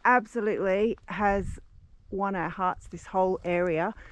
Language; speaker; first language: English; native; English